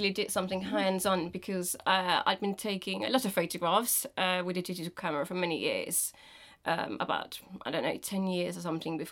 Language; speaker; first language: English; non-native, fluent; Danish